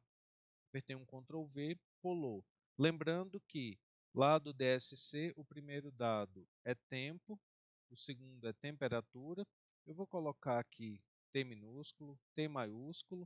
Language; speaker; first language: Portuguese; native; Portuguese